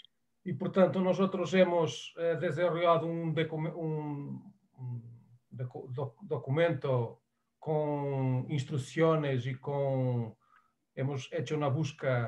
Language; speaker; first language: Spanish; non-native, fluent; Portuguese